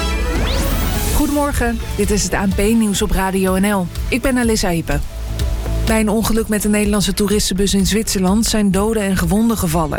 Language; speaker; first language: Dutch; native; Dutch